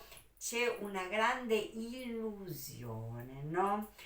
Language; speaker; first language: Italian; native; Italian